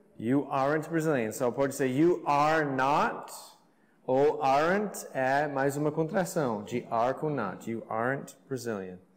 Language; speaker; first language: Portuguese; non-native, fluent; English